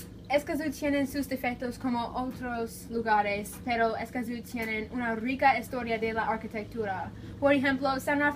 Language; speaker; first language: Spanish; non-native, learner; English